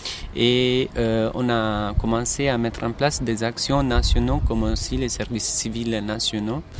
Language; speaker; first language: French; non-native, fluent; Italian